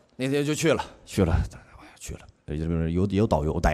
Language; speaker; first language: Chinese; native; Chinese